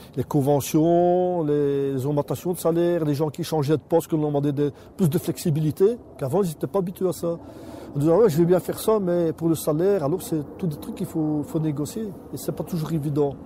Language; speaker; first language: French; native; French